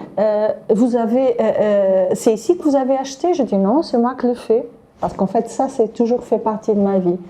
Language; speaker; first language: French; non-native, fluent; Portuguese